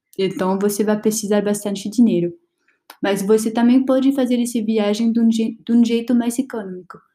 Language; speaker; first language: Portuguese; non-native, learner; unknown